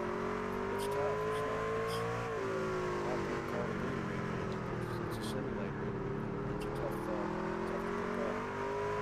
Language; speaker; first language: English; native; English